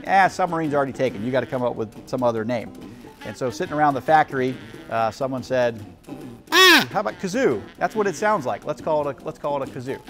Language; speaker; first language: English; native; English